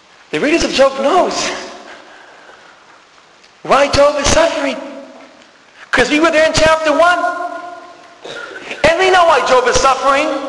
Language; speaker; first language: English; non-native, fluent; Hebrew